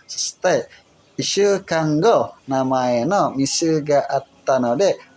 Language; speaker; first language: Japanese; non-native, learner; Indonesian